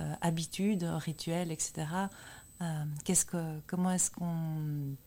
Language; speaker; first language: French; native; French